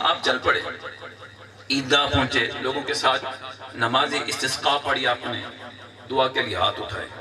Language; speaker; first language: Urdu; non-native, local second language; Pashto